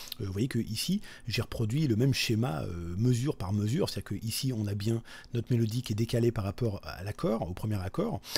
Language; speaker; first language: French; native; French